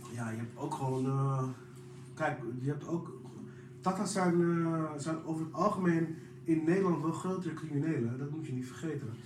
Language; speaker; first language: Dutch; native; Dutch